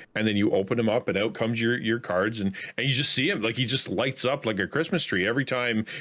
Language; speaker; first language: English; native; English